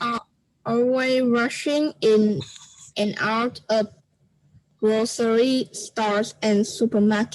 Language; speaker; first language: English; non-native, learner; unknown